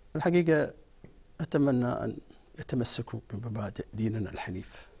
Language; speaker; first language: Arabic; native; Arabic